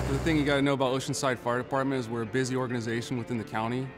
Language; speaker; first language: English; native; English